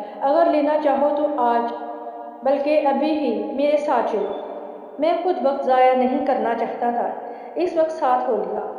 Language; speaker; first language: Urdu; native; Urdu